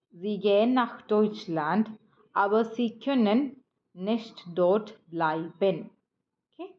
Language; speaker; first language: German; non-native, learner; Malayalam